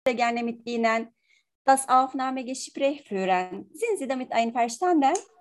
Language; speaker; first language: German; non-native, learner; Turkish